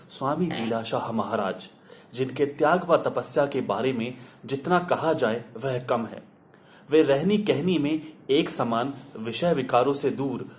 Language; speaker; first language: Hindi; non-native, local second language; Sindhi